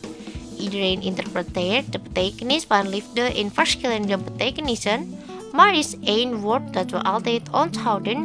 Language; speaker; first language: Dutch; non-native, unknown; Indonesian